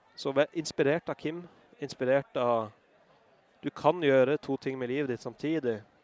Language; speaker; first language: Norwegian; native; Norwegian